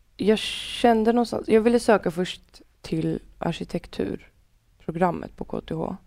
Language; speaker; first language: Swedish; early bilingual, other home language; Central Kurdish